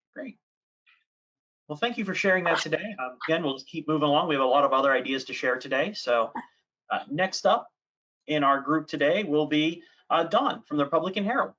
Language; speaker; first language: English; native; English